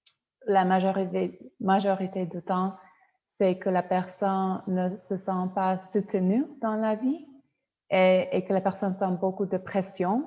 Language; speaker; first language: French; non-native, fluent; Polish